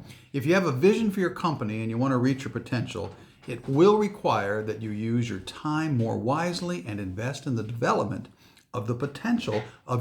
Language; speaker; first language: English; native; English